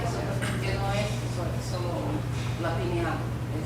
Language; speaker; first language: Spanish; non-native, learner; Portuguese